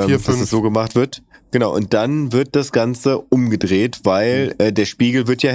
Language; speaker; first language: German; native; German